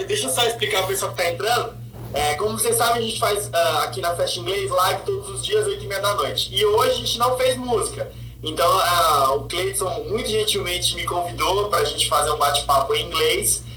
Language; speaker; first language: Portuguese; native; Portuguese